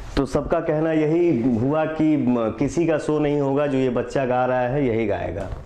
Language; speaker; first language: Hindi; non-native, local second language; Bhojpuri